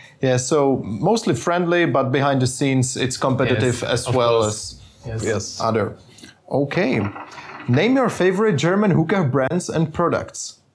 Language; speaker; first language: English; non-native, fluent; Czech